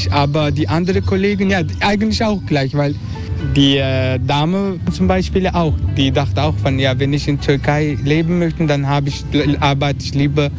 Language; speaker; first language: German; non-native, learner; Turkish